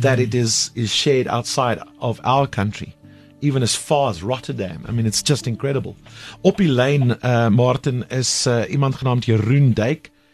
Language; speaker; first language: English; non-native, local second language; Afrikaans